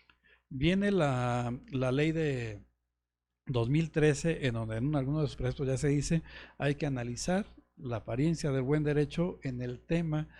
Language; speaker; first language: Spanish; native; Spanish